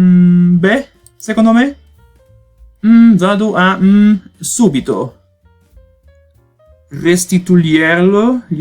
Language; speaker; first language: Italian; non-native, learner; Portuguese